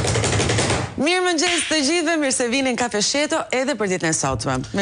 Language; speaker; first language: Albanian; native; Albanian